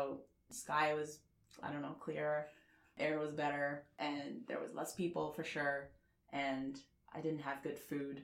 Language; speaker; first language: English; non-native, fluent; Chinese